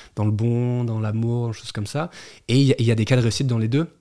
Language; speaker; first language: French; native; French